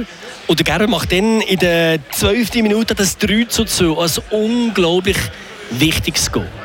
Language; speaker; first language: German; native; German